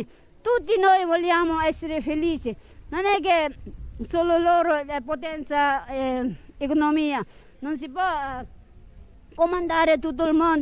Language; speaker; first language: Italian; non-native, fluent; Tibetan